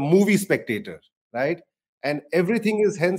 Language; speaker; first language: English; non-native, local second language; Hindi